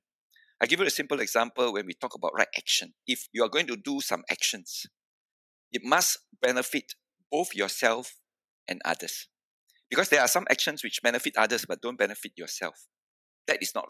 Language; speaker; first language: English; non-native, local second language; Min Nan Chinese